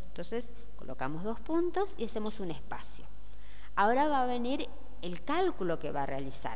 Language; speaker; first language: Spanish; native; Spanish